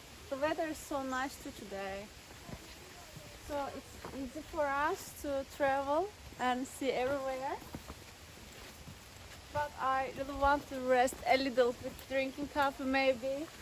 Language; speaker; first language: English; non-native, learner; Turkish